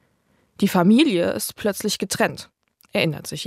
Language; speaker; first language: German; native; German